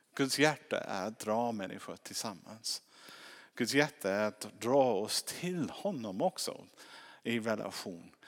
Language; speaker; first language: Swedish; non-native, fluent; English